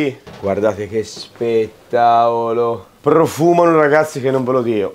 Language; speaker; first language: Italian; native; Italian